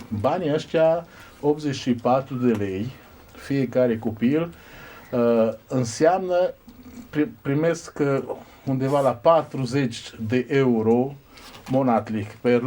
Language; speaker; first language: Romanian; non-native, local second language; Hungarian